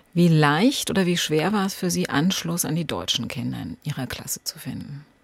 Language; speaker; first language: German; native; German